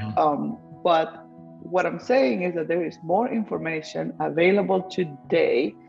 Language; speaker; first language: English; non-native, fluent; Spanish